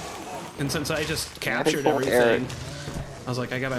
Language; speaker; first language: English; native; English